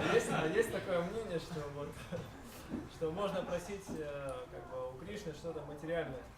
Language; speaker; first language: Russian; native; Russian